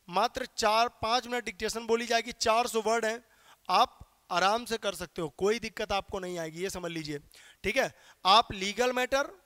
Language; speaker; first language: Hindi; native; Hindi